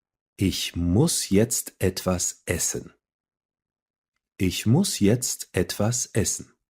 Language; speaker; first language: German; non-native, fluent; English